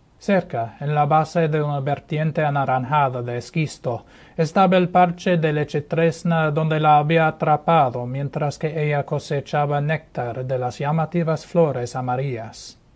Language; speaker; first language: Spanish; non-native, fluent; English